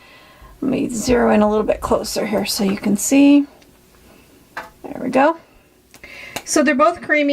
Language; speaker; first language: English; native; English